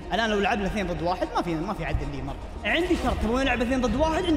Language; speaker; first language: Arabic; native; Arabic